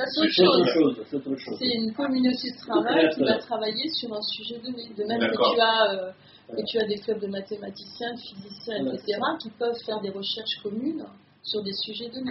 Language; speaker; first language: French; native; French